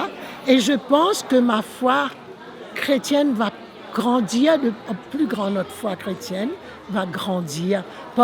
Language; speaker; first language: French; non-native, local second language; Morisyen